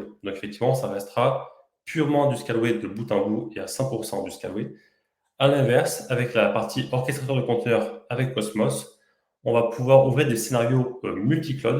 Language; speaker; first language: French; native; French